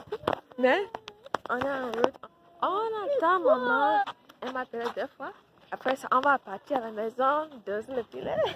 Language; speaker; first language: French; early bilingual, heritage; English